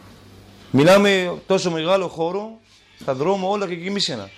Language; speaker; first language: Greek; non-native, learner; Kurdish